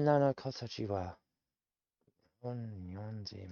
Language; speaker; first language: Japanese; non-native, learner; English